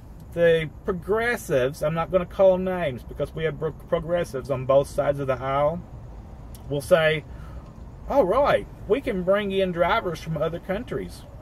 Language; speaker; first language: English; native; English